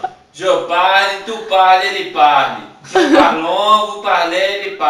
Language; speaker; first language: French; non-native, learner; Portuguese